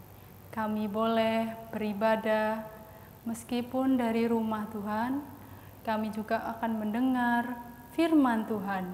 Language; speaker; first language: Indonesian; native; Indonesian